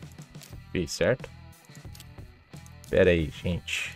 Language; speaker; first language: Portuguese; native; Portuguese